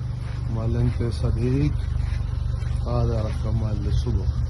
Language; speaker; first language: Arabic; non-native, learner; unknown